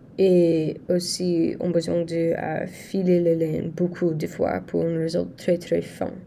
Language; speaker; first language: French; non-native, learner; English